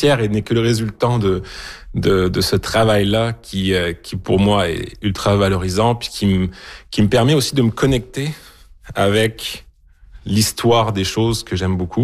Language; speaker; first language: French; native; French